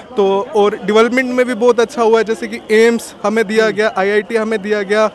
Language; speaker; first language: Hindi; native; Hindi